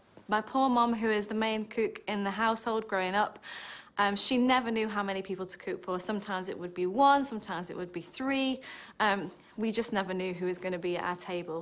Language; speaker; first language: English; native; English